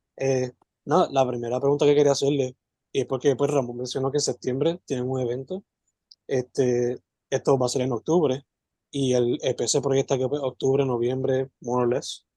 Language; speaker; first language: Spanish; native; Spanish